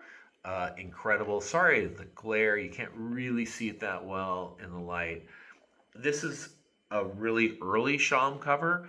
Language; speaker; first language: English; native; English